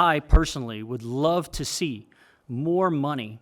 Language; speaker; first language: English; native; English